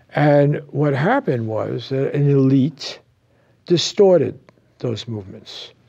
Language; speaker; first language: English; native; English